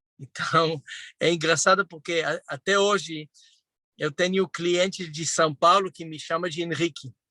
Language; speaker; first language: Portuguese; non-native, fluent; Hebrew